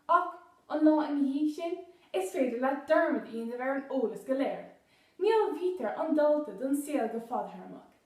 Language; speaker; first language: Irish; non-native, local second language; English